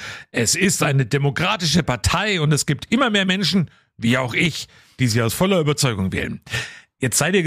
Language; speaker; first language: German; native; German